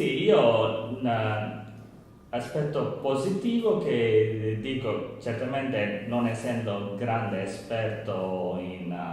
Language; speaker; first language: Italian; non-native, learner; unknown